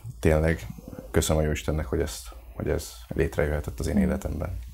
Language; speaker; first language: Hungarian; native; Hungarian